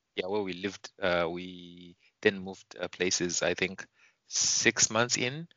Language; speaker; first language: English; non-native, local second language; Shona